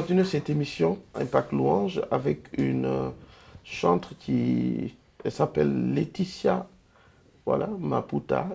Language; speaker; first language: French; non-native, local second language; Lingala